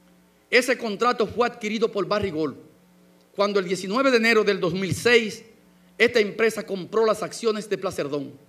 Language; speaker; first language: Spanish; native; Spanish